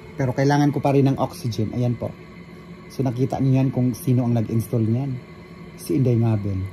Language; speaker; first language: Filipino; native; Filipino